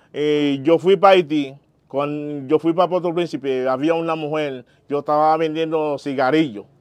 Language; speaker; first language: Spanish; non-native, learner; Haitian Creole